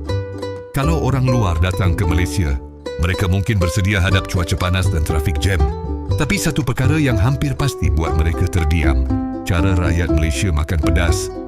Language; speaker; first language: Malay; native; Malay